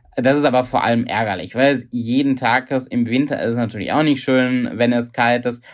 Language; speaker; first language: German; native; German